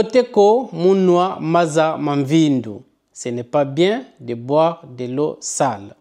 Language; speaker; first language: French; non-native, local second language; Kongo